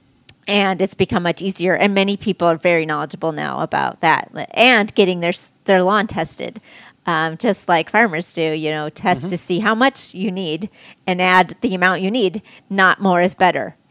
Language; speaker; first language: English; native; English